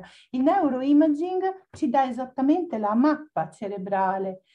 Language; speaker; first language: Italian; native; Italian